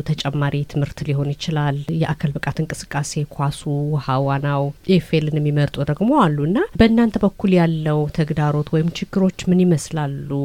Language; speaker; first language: Amharic; native; Amharic